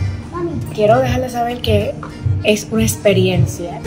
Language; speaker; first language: Spanish; native; Spanish